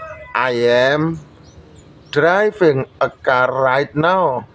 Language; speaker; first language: English; non-native, learner; Indonesian